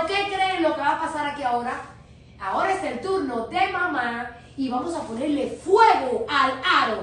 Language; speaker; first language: Spanish; native; Spanish